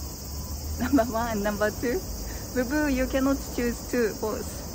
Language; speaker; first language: English; non-native, fluent; Japanese